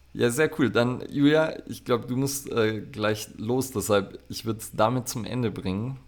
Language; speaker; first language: German; native; German